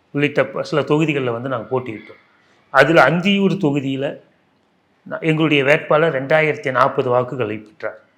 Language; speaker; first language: Tamil; non-native, local second language; Telugu